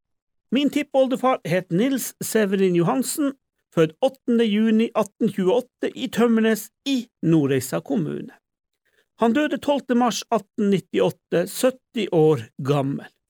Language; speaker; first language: Norwegian; native; Norwegian